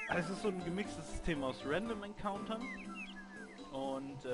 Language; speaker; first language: German; native; German